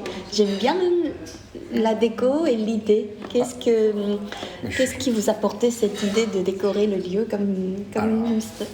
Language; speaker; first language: French; non-native, fluent; Korean